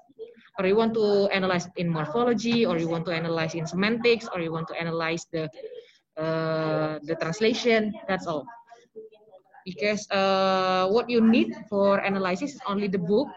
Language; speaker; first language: English; non-native, local second language; Indonesian